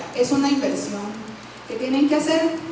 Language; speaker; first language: Spanish; native; Spanish